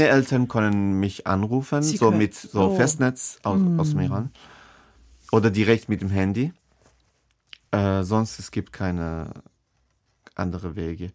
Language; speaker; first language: German; non-native, fluent; Persian